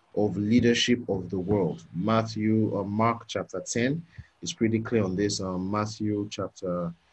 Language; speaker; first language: English; non-native, local second language; Yoruba